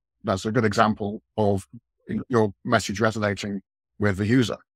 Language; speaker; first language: English; native; English